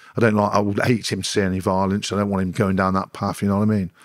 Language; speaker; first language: English; native; English